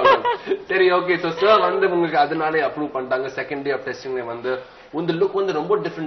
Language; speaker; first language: Tamil; native; Tamil